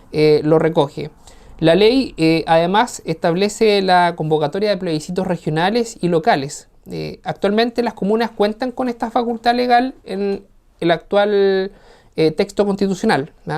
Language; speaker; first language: Spanish; native; Spanish